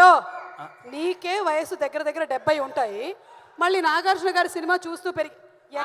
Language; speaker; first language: Telugu; native; Telugu